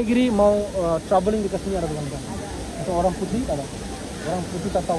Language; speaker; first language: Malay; non-native, learner; Bangla